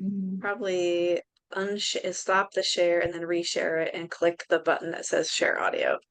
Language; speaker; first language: English; native; English